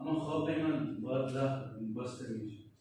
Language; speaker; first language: Persian; non-native, learner; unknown